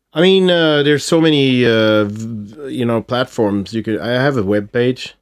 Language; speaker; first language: English; non-native, fluent; Swedish